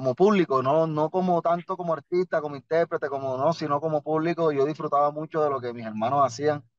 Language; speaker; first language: Spanish; native; Spanish